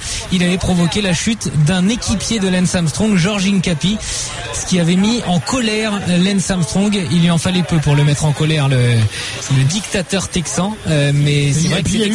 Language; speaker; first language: French; native; French